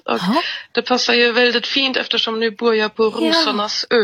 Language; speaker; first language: Swedish; non-native, fluent; German